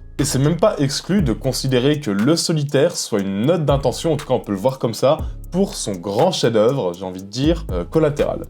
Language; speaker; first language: French; native; French